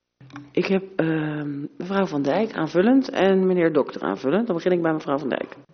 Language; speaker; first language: Dutch; native; Dutch